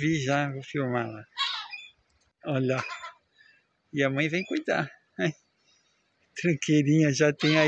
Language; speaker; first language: Portuguese; native; Portuguese